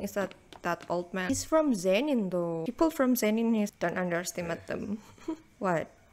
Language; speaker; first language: English; non-native, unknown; Indonesian